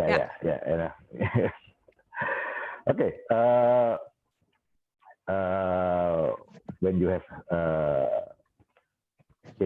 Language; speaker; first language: English; non-native, learner; Indonesian